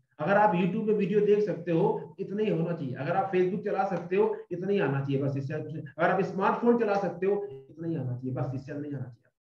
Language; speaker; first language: Hindi; native; Hindi